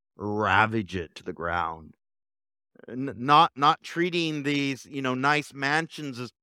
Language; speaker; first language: English; native; English